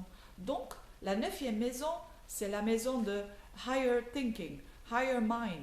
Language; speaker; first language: French; non-native, learner; Dutch